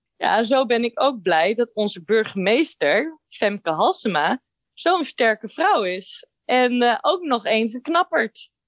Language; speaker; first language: Dutch; native; Dutch